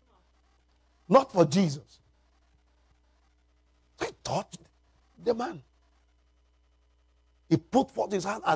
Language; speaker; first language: English; non-native, local second language; Yoruba